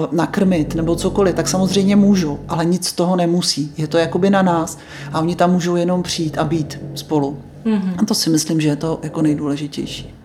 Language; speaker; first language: Czech; native; Czech